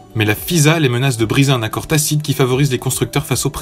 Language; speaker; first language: French; native; French